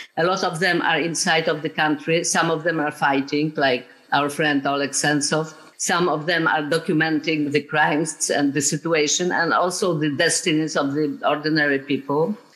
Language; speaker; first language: English; non-native, fluent; Polish